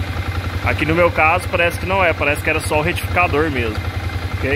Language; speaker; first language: Portuguese; native; Portuguese